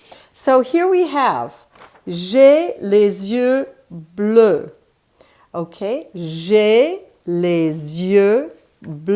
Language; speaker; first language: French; non-native, fluent; English